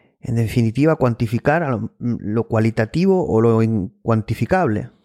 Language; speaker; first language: Spanish; native; Spanish